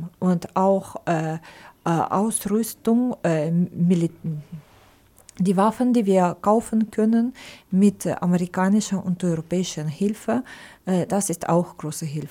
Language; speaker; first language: German; non-native, fluent; Ukrainian